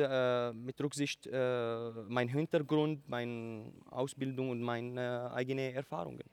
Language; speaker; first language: German; non-native, learner; Arabic